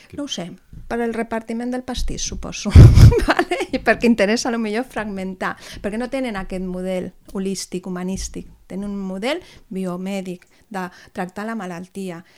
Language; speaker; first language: Catalan; non-native, local second language; Spanish